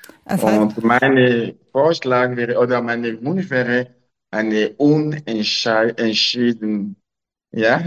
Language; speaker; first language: German; non-native, local second language; French